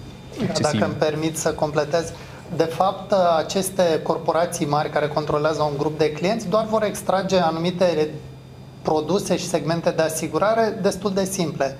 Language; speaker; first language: Romanian; native; Romanian